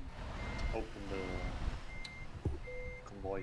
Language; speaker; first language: English; non-native, learner; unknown